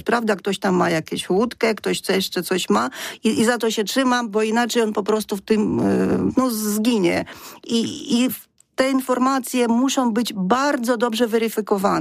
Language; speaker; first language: Polish; non-native, fluent; Ukrainian